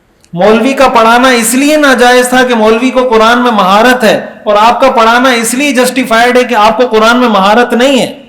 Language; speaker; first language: Urdu; native; Urdu